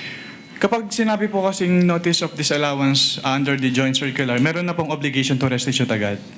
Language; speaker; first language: Filipino; native; Filipino